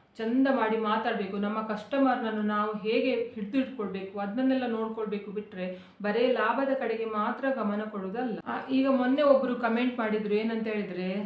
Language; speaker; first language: Kannada; native; Kannada